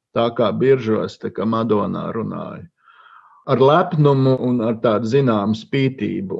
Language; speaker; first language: Latvian; native; Latvian